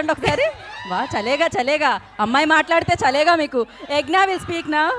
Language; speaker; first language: Telugu; native; Telugu